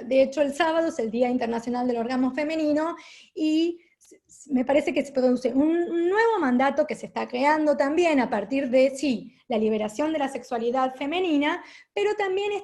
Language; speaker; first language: Spanish; native; Spanish